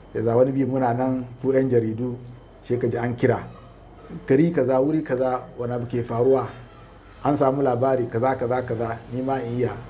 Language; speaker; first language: Hausa; non-native, local second language; Fula